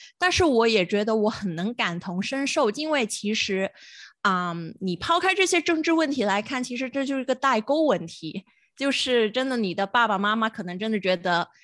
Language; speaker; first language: Chinese; non-native, local second language; Cantonese